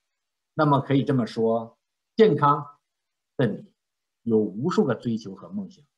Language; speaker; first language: Chinese; native; Chinese